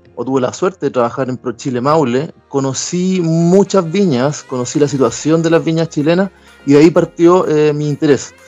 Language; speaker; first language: Spanish; native; Spanish